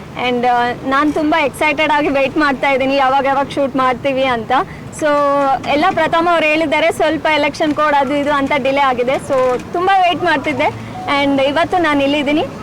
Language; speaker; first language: Kannada; non-native, local second language; Telugu